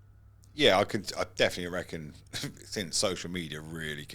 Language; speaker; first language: English; native; English